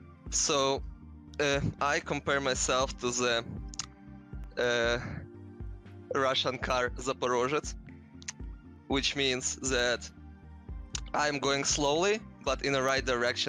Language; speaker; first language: English; non-native, fluent; Russian